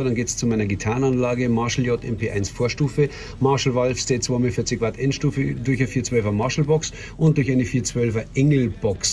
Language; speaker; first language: German; native; German